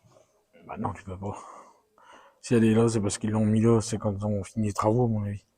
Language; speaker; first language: French; native; French